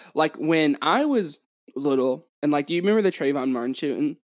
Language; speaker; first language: English; native; English